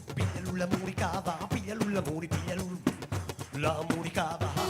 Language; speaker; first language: Italian; native; Italian